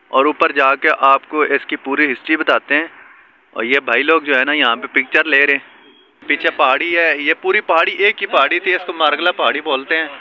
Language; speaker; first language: Urdu; non-native, local second language; Punjabi